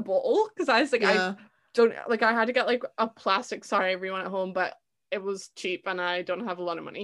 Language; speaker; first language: English; native; English